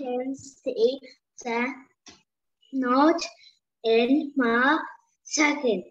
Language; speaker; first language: German; non-native, learner; Vietnamese